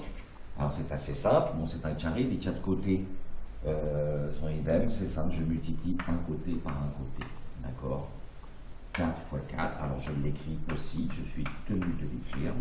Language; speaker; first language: French; native; French